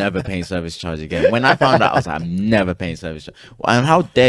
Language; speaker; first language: English; native; English